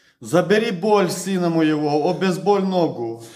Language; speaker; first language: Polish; non-native, learner; Russian